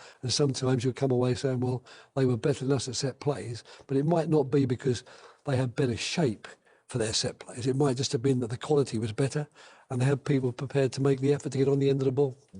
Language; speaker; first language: English; native; English